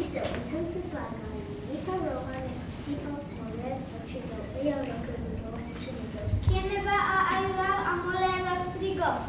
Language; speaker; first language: Spanish; non-native, learner; English